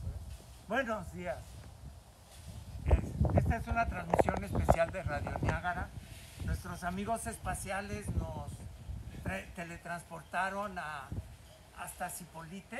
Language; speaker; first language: Spanish; native; Spanish